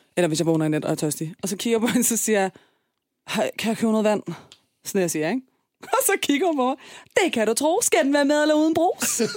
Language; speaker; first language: Danish; early bilingual, other home language; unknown